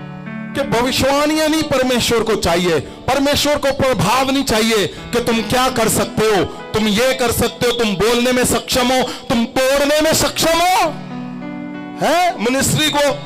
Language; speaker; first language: Hindi; non-native, local second language; Punjabi